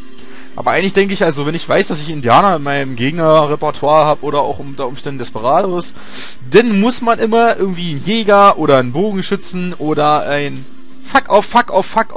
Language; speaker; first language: German; native; German